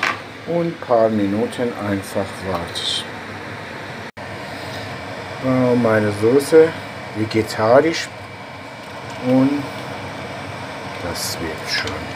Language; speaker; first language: German; non-native, fluent; Persian